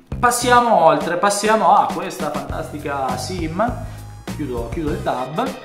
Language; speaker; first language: Italian; native; Italian